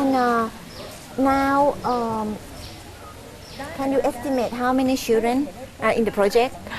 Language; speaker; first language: English; non-native, learner; Thai